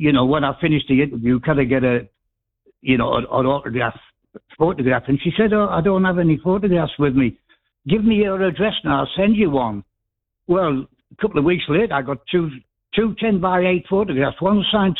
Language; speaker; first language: English; native; English